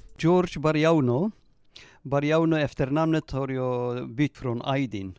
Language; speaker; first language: Swedish; non-native, fluent; Turoyo